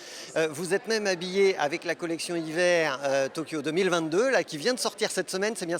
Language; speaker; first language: French; native; French